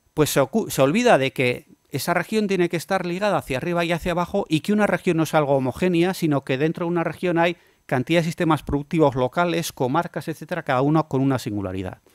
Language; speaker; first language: Spanish; native; Spanish